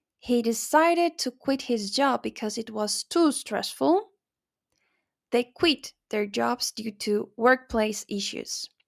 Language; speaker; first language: English; non-native, fluent; Spanish